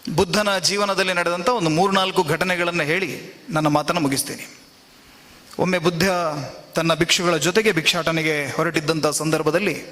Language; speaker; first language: Kannada; non-native, local second language; Tulu